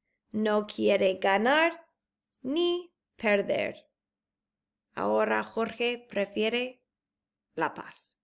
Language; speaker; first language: Spanish; non-native, fluent; English